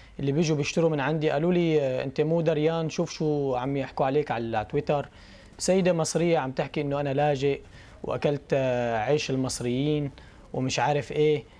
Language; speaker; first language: Arabic; native; Arabic